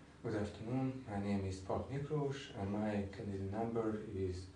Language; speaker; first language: English; non-native, learner; Hungarian